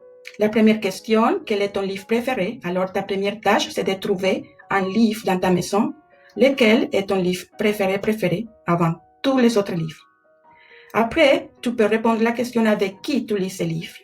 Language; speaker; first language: French; non-native, fluent; Spanish